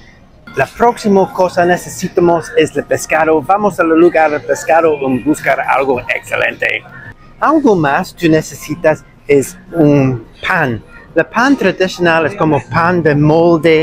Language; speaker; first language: Spanish; non-native, learner; English